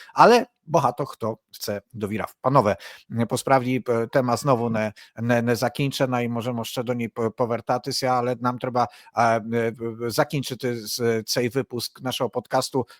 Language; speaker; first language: Polish; non-native, learner; Ukrainian